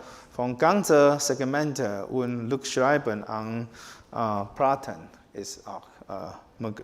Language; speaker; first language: German; non-native, fluent; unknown